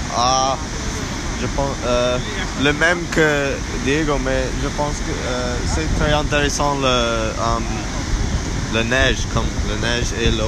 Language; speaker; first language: French; non-native, learner; English